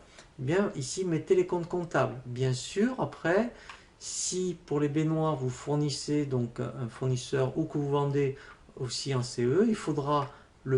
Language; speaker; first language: French; native; French